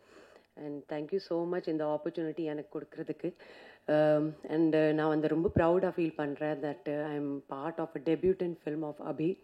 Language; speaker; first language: Tamil; non-native, fluent; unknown